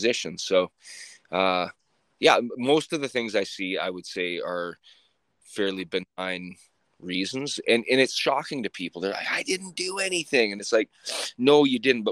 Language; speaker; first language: English; native; English